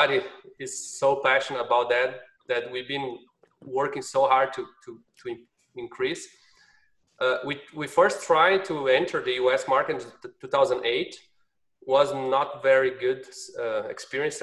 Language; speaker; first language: English; non-native, fluent; Portuguese